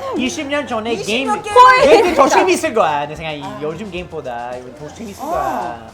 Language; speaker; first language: Korean; non-native, learner; English